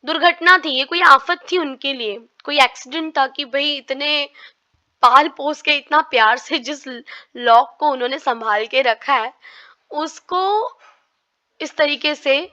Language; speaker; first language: Hindi; non-native, local second language; Marathi